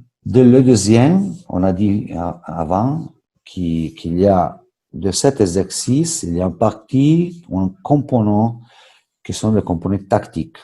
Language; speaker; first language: French; non-native, fluent; Italian